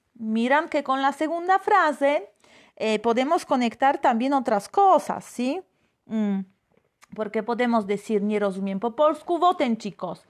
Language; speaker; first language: Spanish; non-native, fluent; Polish